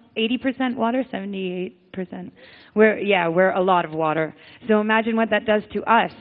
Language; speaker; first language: English; native; English